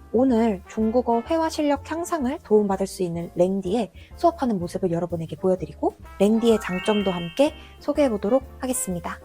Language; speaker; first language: Korean; native; Korean